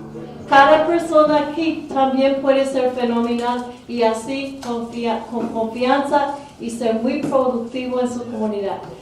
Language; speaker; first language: Spanish; early bilingual, heritage; Spanish